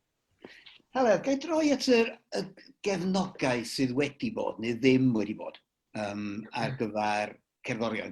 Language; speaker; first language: Welsh; native; Welsh